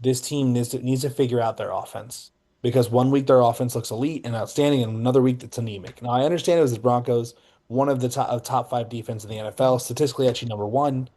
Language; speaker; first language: English; native; English